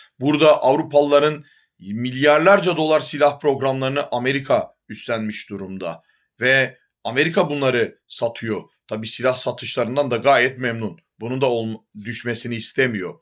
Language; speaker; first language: Turkish; native; Turkish